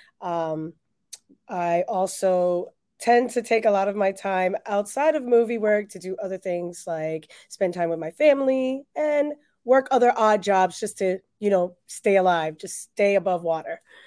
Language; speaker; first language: English; early bilingual, other home language; Spanish